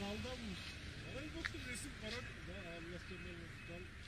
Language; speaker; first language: Turkish; native; Turkish